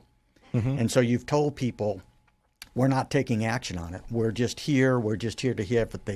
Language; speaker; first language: English; native; English